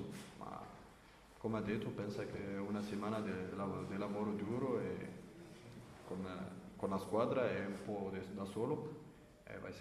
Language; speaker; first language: Italian; non-native, learner; French